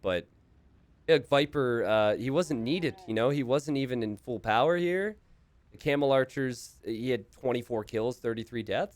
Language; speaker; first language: English; native; English